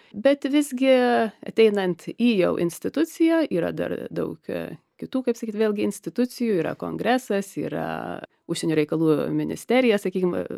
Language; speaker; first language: Lithuanian; early bilingual, heritage; Lithuanian